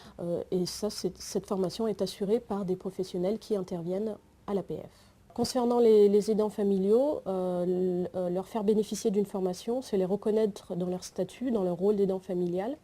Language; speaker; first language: French; native; French